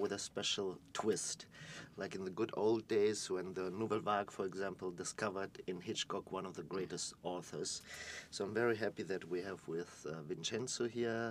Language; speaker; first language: English; non-native, fluent; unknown